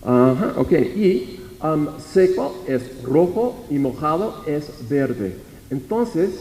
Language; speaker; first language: Spanish; non-native, fluent; English